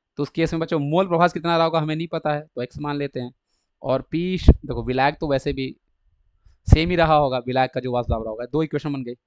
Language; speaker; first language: Hindi; native; Hindi